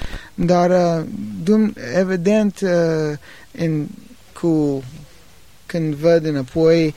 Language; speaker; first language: Romanian; non-native, learner; English